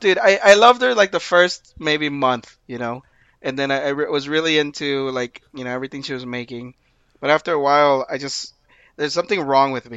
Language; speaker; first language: English; early bilingual, other home language; Spanish